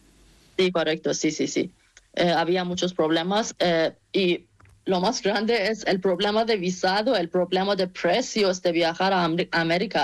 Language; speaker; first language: Spanish; non-native, learner; Persian